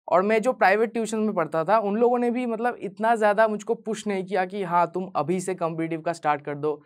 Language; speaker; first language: Hindi; non-native, local second language; Bangla